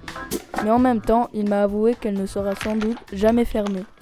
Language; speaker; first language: French; native; French